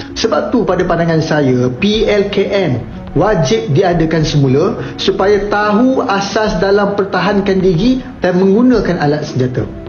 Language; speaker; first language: Malay; native; Malay